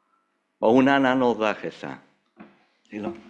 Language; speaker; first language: Welsh; native; Welsh